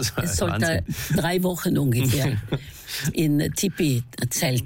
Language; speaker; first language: German; non-native, fluent; Norwegian